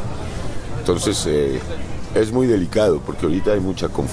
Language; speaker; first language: Spanish; native; Spanish